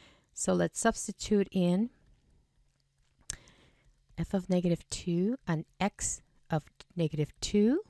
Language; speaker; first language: English; native; English